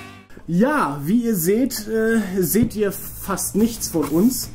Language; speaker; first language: German; native; German